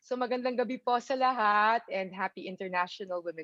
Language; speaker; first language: Filipino; native; Filipino